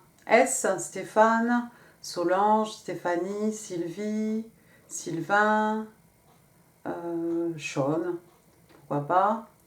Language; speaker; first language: French; native; French